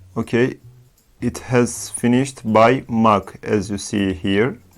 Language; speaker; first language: English; non-native, fluent; Turkish